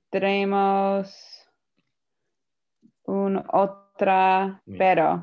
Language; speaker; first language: Spanish; non-native, learner; English